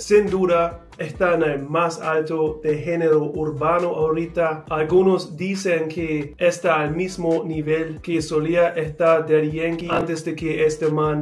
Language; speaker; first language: Spanish; non-native, fluent; English